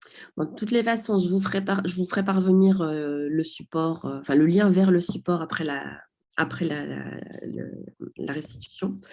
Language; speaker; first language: French; native; French